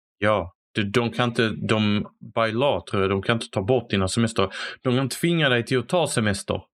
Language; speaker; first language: Swedish; native; Swedish